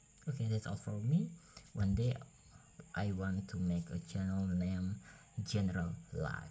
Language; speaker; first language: English; non-native, learner; Indonesian